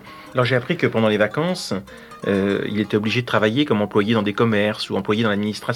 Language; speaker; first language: French; native; French